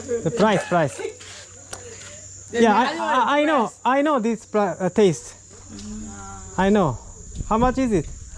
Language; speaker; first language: English; non-native, learner; Japanese